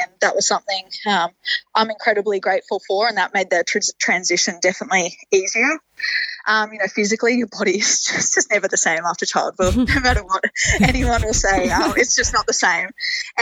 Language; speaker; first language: English; native; English